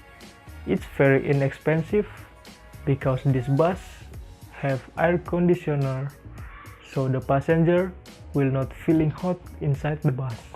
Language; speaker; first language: English; non-native, learner; Indonesian